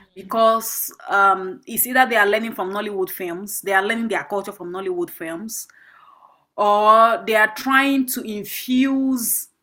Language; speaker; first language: English; non-native, local second language; Igbo